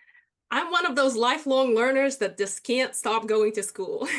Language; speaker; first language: English; non-native, fluent; Russian